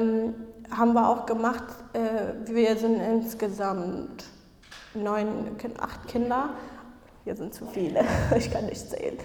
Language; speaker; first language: German; non-native, fluent; Kurdish